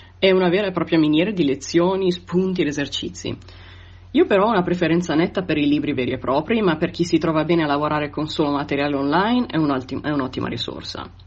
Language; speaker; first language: Italian; native; Italian